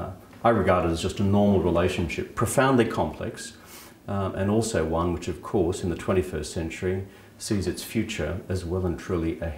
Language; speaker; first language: English; native; English